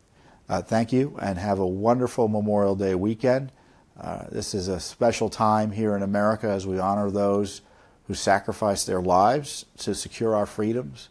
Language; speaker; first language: English; native; English